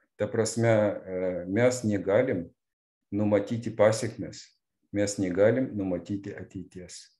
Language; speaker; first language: Lithuanian; non-native, local second language; Russian